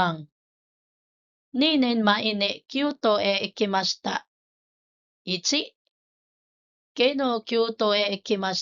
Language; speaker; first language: Japanese; non-native, fluent; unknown